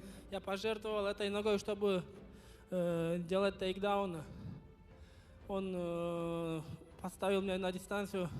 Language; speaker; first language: Russian; non-native, fluent; Kyrgyz